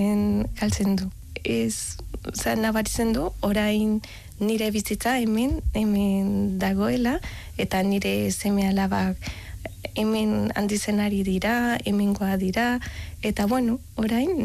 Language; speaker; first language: Basque; non-native, learner; Spanish